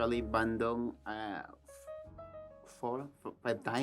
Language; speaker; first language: English; non-native, learner; Filipino